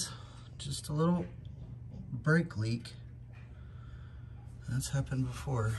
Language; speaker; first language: English; native; English